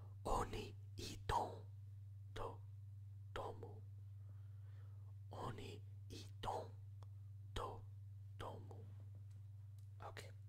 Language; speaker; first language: Polish; non-native, learner; English